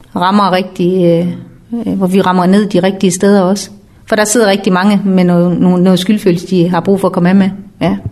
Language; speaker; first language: Danish; native; Danish